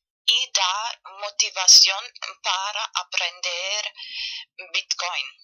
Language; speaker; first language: Spanish; non-native, fluent; German